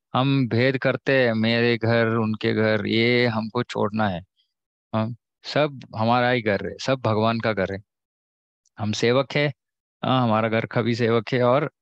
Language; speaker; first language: Hindi; non-native, local second language; Kannada